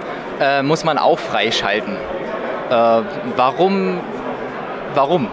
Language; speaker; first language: German; native; German